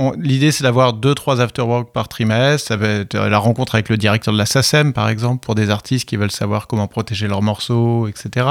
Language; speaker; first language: French; native; French